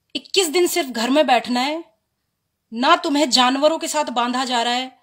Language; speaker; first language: Hindi; native; Hindi